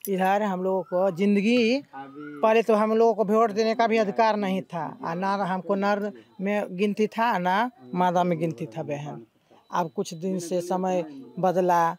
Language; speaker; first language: Hindi; native; Hindi